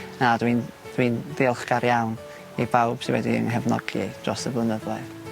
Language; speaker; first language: Welsh; non-native, fluent; English